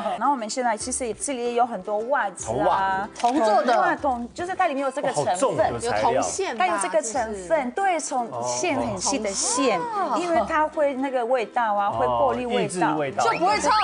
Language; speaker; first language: Chinese; non-native, fluent; Spanish